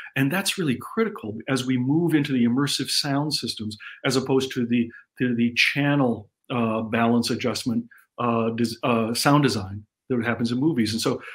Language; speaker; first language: English; native; English